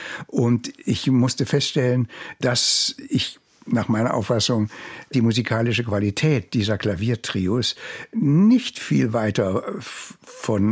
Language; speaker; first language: German; native; German